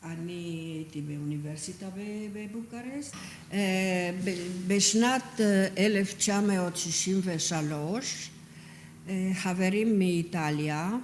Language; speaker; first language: Hebrew; non-native, fluent; Romanian